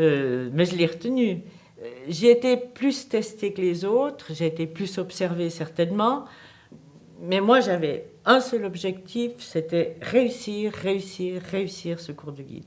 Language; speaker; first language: French; native; French